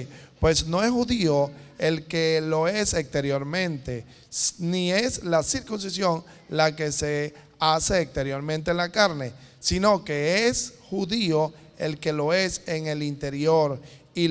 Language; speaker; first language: Spanish; native; Spanish